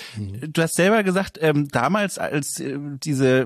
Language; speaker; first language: German; native; German